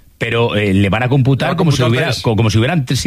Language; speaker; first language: Spanish; native; Spanish